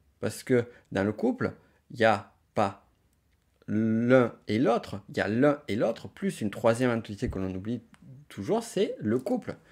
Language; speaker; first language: French; native; French